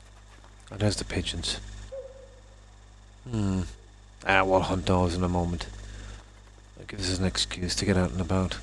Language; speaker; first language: English; native; English